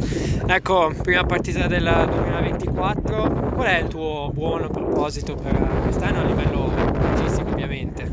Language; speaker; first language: Italian; native; Italian